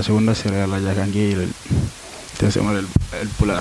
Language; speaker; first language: Spanish; non-native, learner; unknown